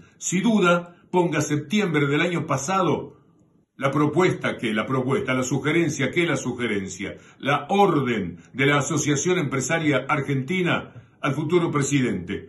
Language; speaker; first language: Spanish; native; Spanish